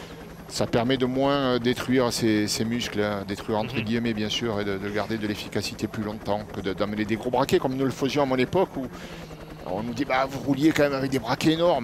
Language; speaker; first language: French; native; French